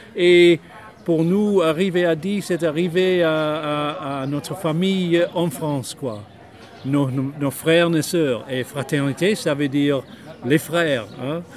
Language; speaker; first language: French; non-native, fluent; English